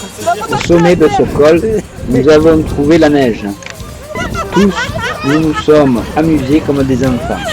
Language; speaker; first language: French; native; French